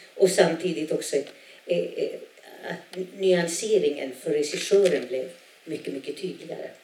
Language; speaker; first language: Swedish; non-native, local second language; Northern Sami